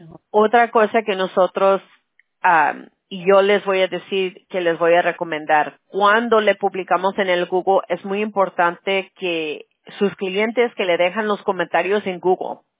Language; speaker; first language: Spanish; early bilingual, other home language; English